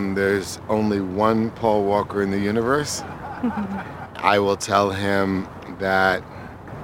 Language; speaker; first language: English; native; English